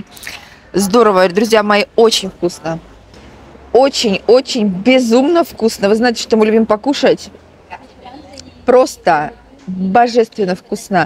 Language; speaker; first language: Russian; native; Russian